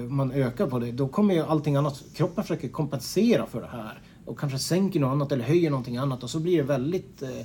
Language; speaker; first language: Swedish; native; Swedish